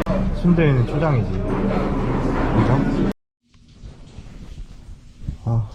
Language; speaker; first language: Korean; native; Korean